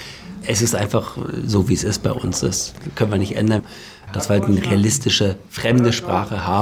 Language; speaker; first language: German; native; German